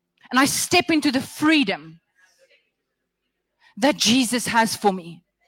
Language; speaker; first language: English; non-native, local second language; Afrikaans